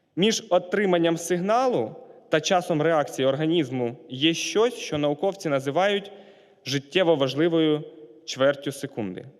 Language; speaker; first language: Ukrainian; non-native, local second language; Russian